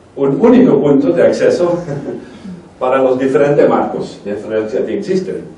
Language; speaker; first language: Spanish; non-native, fluent; Dutch